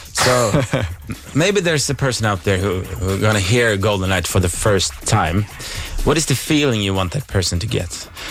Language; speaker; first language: English; non-native, fluent; Swedish